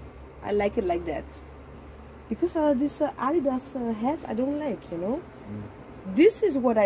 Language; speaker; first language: English; non-native, fluent; Dutch